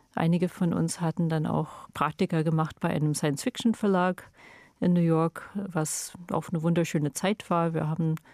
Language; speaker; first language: German; non-native, fluent; English